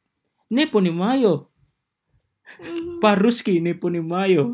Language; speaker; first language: Russian; non-native, learner; Indonesian